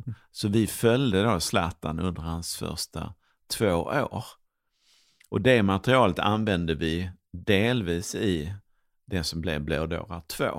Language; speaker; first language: Swedish; native; Swedish